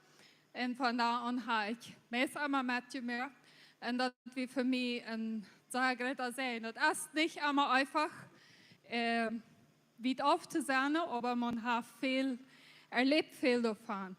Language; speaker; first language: German; non-native, local second language; Low German